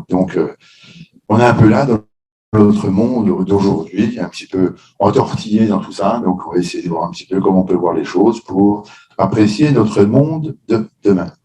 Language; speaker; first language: French; native; French